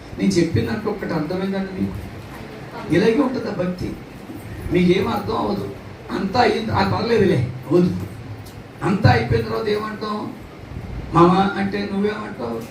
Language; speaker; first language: Telugu; non-native, local second language; Tamil